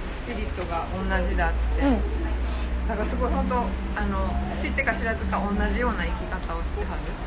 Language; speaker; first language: Japanese; native; Japanese